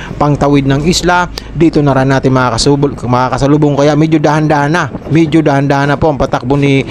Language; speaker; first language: Filipino; non-native, local second language; Bikol